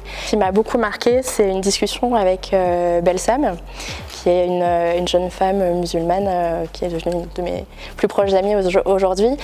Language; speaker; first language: French; native; French